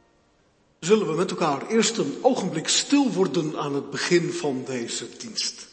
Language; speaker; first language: Dutch; native; Dutch